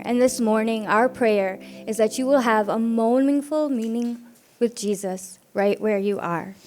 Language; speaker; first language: English; native; English